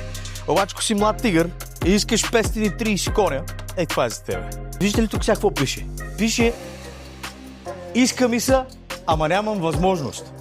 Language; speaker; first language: Bulgarian; native; Bulgarian